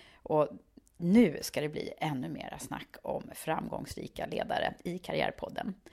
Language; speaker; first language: Swedish; native; Swedish